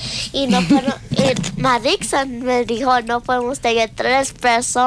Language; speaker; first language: Spanish; early bilingual, other home language; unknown